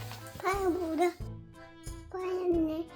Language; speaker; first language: Korean; early bilingual, heritage; Korean